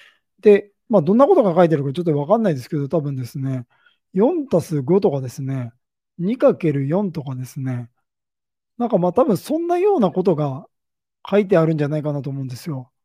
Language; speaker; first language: Japanese; native; Japanese